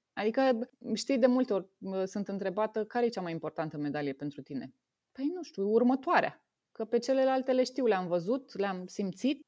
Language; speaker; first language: Romanian; native; Romanian